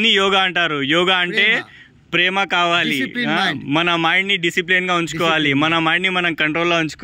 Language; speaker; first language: Telugu; native; Telugu